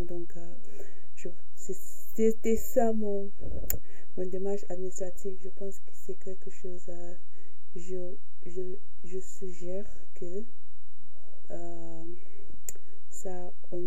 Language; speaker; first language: French; non-native, fluent; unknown